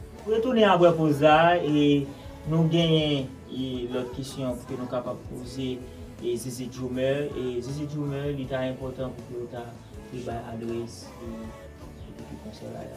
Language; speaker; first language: French; non-native, local second language; Haitian Creole